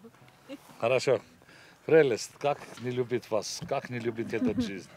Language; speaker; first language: Russian; non-native, fluent; Armenian